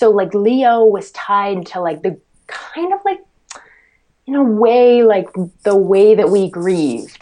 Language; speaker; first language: English; native; English